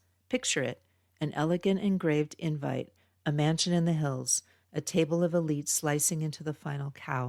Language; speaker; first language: English; native; English